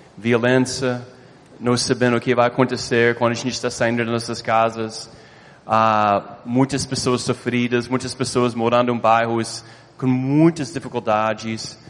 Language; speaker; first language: Portuguese; non-native, fluent; English